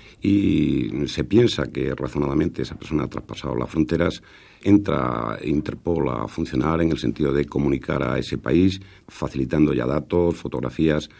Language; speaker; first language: Spanish; native; Spanish